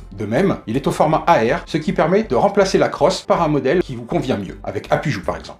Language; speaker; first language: French; native; French